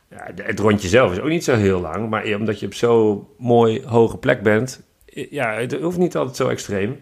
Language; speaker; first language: Dutch; native; Dutch